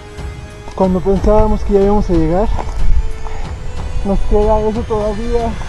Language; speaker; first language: Spanish; native; Spanish